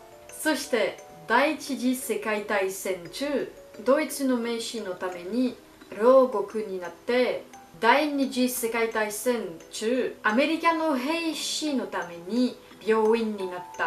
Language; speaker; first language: Japanese; non-native, learner; French